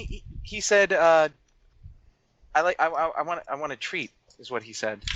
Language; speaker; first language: English; native; English